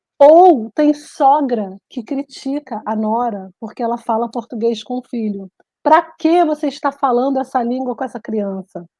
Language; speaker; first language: Portuguese; native; Portuguese